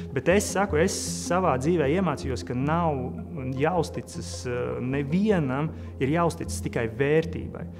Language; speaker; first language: Latvian; native; Latvian